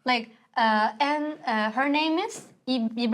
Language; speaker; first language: English; non-native, learner; Turkish